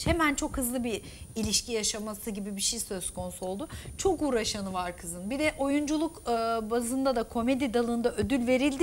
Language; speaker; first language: Turkish; native; Turkish